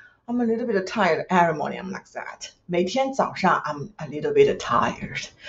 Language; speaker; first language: English; non-native, fluent; Chinese